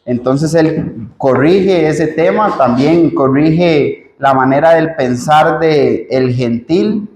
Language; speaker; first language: Spanish; native; Spanish